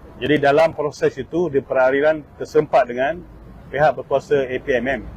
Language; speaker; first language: Malay; native; Malay